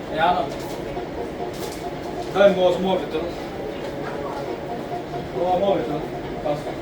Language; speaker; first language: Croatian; non-native, learner; Nepali